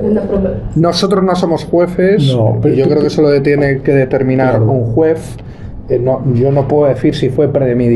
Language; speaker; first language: Spanish; native; Spanish